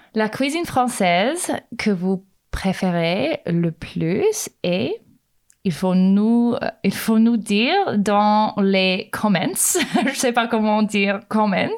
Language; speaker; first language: French; non-native, fluent; English